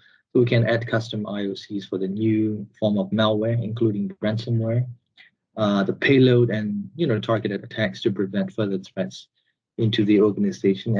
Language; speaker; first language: English; non-native, fluent; Burmese